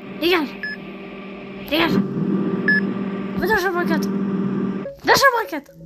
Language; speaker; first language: French; native; French